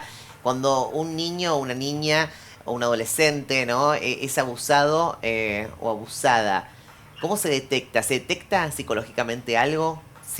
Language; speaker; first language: Spanish; native; Spanish